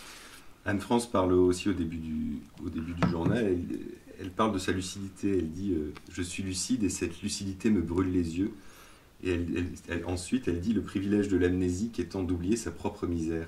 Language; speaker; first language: French; native; French